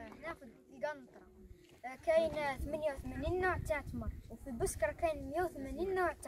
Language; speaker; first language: Arabic; native; Arabic